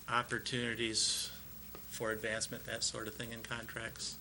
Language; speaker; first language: English; native; English